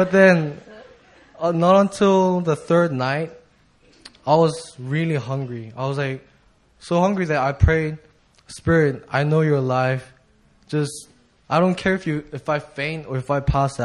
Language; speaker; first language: English; native; English